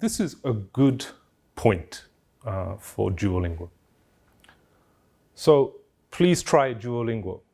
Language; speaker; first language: English; non-native, fluent; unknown